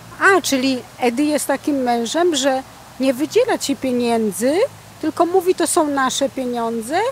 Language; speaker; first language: Polish; native; Polish